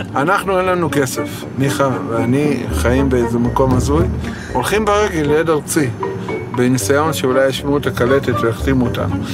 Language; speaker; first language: Hebrew; early bilingual, other home language; Russian